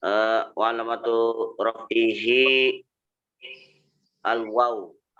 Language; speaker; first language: Arabic; non-native, learner; Indonesian